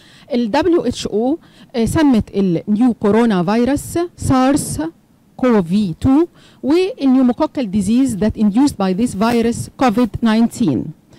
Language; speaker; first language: English; non-native, fluent; Arabic